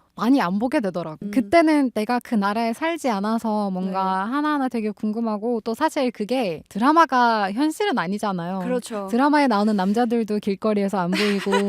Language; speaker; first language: Korean; non-native, fluent; Turkish